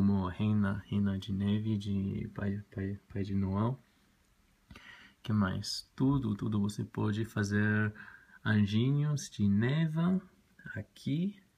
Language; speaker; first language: Portuguese; non-native, learner; Spanish